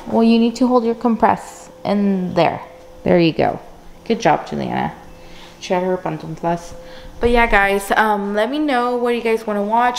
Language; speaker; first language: English; early bilingual, other home language; Spanish